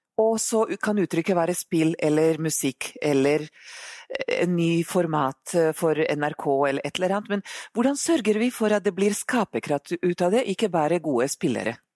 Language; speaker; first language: Norwegian; non-native, fluent; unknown